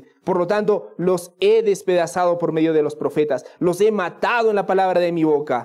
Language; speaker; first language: Spanish; native; Spanish